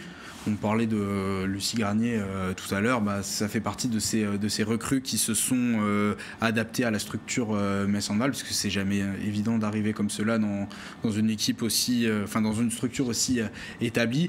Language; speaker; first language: French; native; French